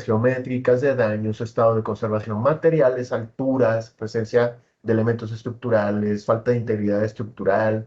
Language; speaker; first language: Spanish; native; Spanish